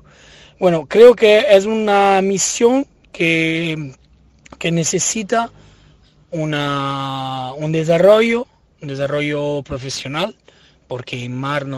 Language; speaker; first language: Spanish; non-native, fluent; Italian